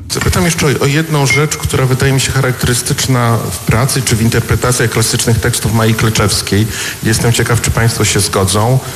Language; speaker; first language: Polish; native; Polish